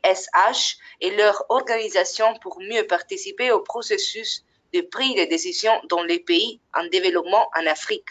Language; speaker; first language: French; non-native, fluent; Italian